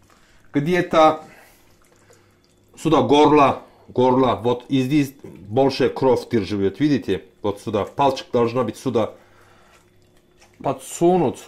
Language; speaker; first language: Russian; non-native, learner; Turkish